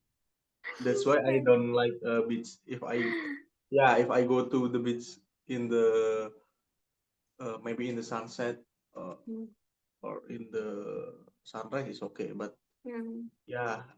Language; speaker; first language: English; non-native, learner; Indonesian